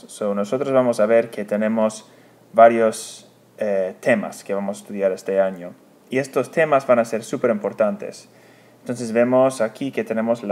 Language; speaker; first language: Spanish; non-native, fluent; English